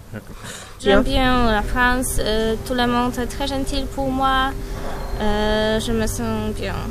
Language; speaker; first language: French; non-native, learner; Polish